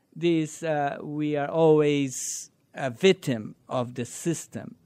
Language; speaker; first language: English; non-native, learner; Portuguese